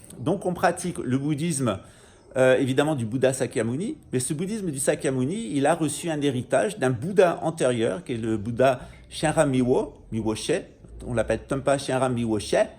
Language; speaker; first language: French; native; French